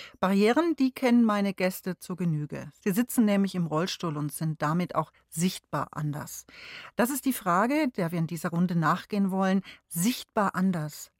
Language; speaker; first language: German; native; German